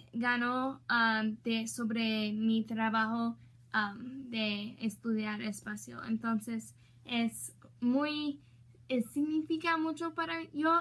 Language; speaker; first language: Spanish; non-native, learner; English